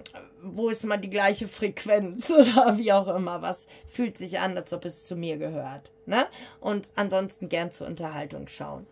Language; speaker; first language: German; native; German